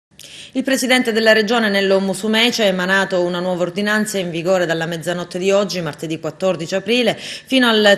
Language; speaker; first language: Italian; native; Italian